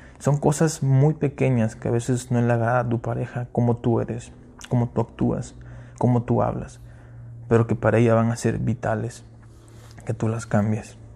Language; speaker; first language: Spanish; early bilingual, heritage; Spanish